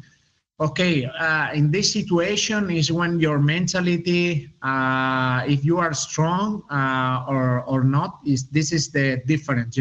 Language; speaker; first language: English; non-native, learner; Spanish